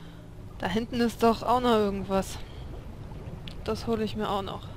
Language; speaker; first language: German; native; German